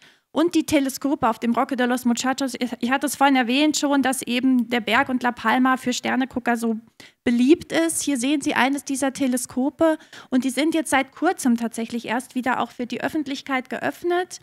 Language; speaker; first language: German; native; German